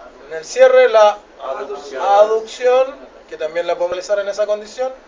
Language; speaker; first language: Spanish; native; Spanish